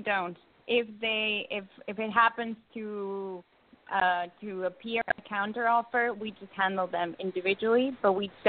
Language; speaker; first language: English; non-native, fluent; Spanish